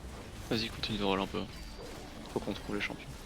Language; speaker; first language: French; native; French